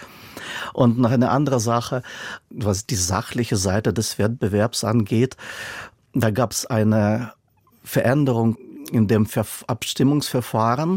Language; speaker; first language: German; non-native, fluent; Russian